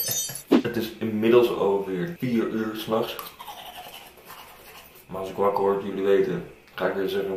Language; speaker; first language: Dutch; native; Dutch